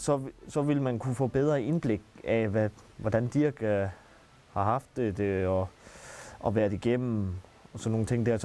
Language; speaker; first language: Danish; native; Danish